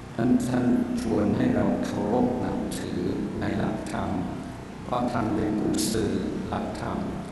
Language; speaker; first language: Thai; non-native, fluent; English